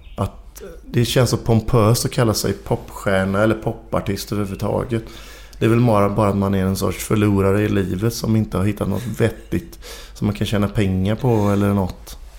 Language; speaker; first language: Swedish; native; Swedish